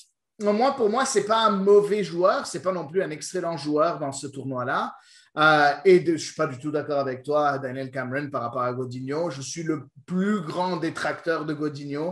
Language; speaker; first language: French; native; French